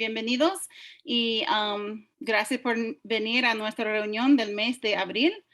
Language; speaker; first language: Spanish; early bilingual, heritage; English